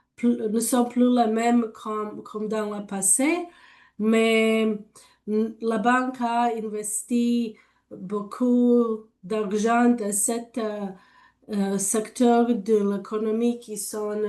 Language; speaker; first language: French; non-native, learner; English